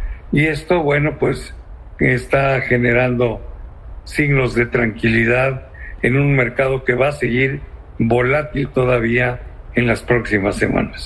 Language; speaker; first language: Spanish; native; Spanish